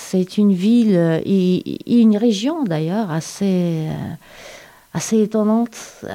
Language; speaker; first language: French; non-native, fluent; Russian